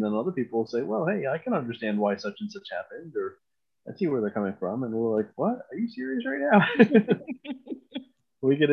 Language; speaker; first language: English; native; English